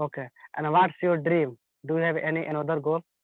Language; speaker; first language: English; non-native, learner; Hindi